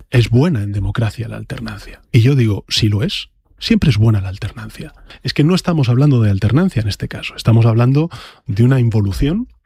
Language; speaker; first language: Spanish; native; Spanish